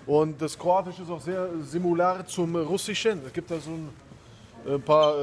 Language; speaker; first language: German; native; German